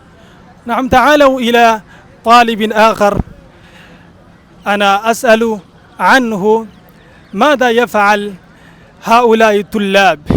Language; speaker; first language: Arabic; non-native, fluent; Urdu